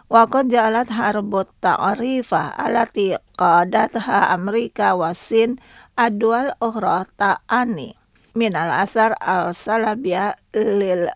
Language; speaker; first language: Arabic; non-native, fluent; Indonesian